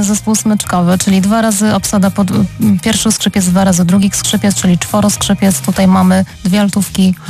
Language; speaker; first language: Polish; native; Polish